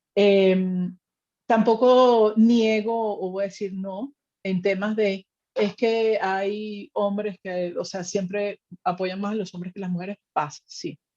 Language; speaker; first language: Spanish; native; Spanish